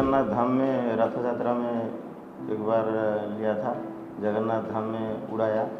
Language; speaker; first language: Hindi; non-native, local second language; Odia